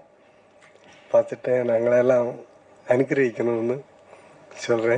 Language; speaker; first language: Tamil; non-native, learner; Malayalam